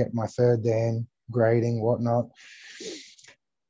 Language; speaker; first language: English; early bilingual, other home language; Greek